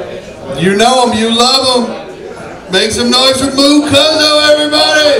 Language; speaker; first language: English; native; English